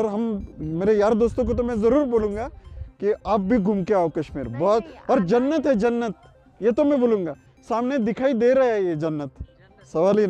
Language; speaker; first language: Hindi; non-native, local second language; Marathi